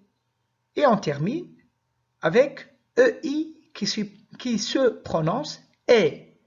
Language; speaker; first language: French; non-native, local second language; Arabic